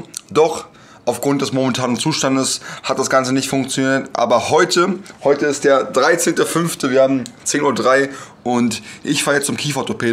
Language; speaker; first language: German; native; German